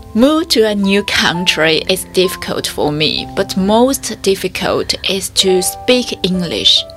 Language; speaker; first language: English; non-native, learner; Chinese